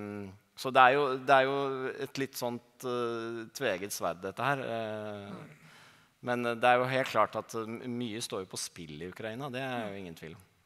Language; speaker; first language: Norwegian; native; Norwegian